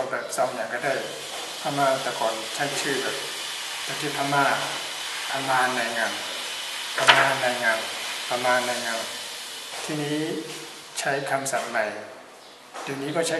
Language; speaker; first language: Thai; native; Thai